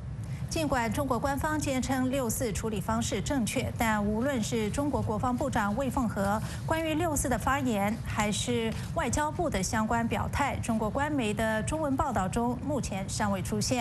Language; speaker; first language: Chinese; native; Chinese